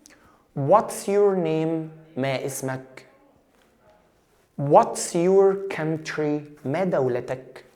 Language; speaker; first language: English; non-native, fluent; Arabic